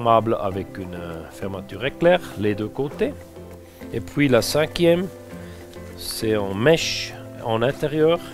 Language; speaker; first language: French; non-native, fluent; German